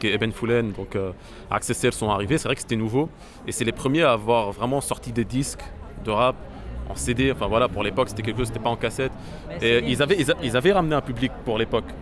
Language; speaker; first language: French; non-native, local second language; Arabic